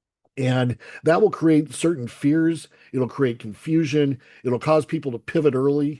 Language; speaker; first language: English; native; English